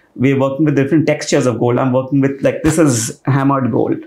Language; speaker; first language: English; non-native, local second language; Hindi